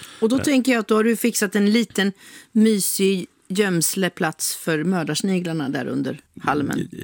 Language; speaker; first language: Swedish; native; Swedish